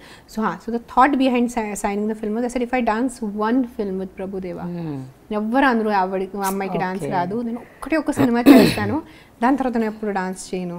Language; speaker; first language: Telugu; non-native, local second language; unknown